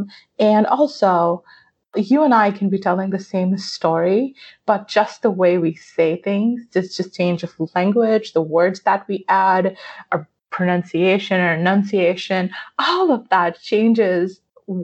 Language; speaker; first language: English; non-native, local second language; Urdu